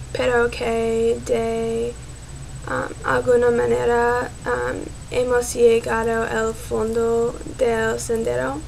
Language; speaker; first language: Spanish; non-native, learner; English